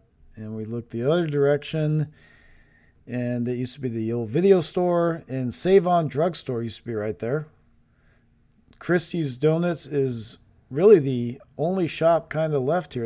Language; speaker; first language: English; native; English